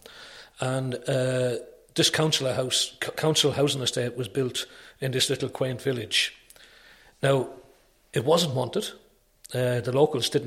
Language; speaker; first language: English; native; English